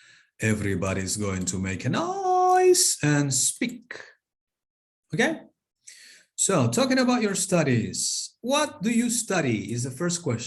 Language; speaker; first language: English; non-native, fluent; Spanish